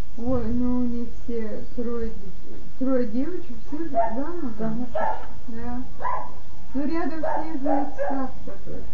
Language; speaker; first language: Russian; non-native, local second language; Crimean Tatar